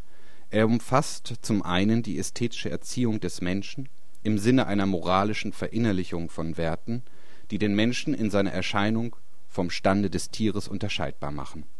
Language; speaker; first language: German; native; German